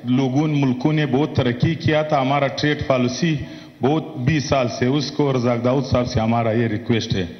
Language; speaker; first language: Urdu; non-native, local second language; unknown